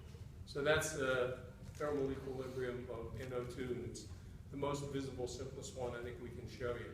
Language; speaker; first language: English; native; English